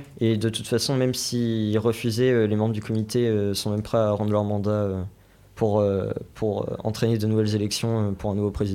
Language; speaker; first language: French; native; French